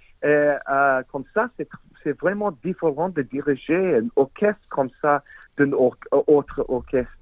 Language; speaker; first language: French; non-native, learner; English